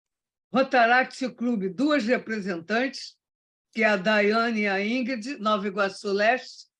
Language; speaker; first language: Portuguese; native; Portuguese